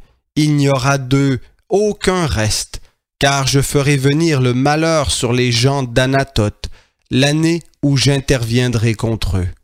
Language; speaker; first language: French; native; French